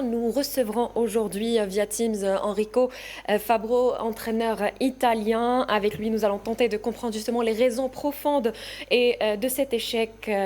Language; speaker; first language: French; native; French